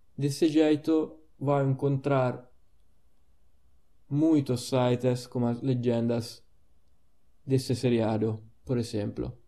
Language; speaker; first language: Portuguese; non-native, fluent; Italian